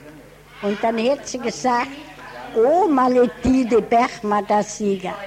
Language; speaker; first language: German; early bilingual, heritage; German